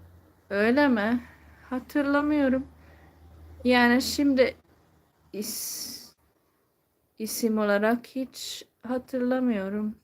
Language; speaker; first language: Turkish; non-native, fluent; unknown